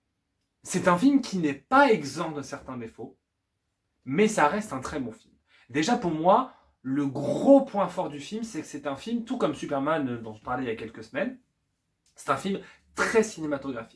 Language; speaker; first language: French; native; French